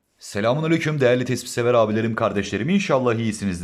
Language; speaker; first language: Turkish; native; Turkish